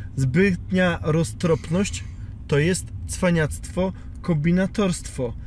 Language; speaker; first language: Polish; native; Polish